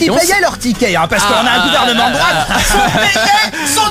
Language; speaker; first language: French; native; French